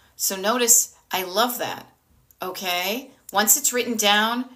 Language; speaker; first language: English; native; English